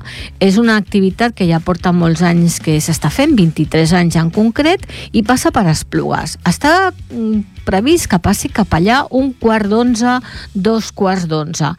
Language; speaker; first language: Catalan; native; Catalan